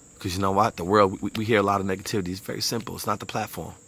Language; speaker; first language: English; native; English